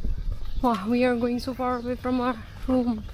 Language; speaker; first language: English; non-native, local second language; Hindi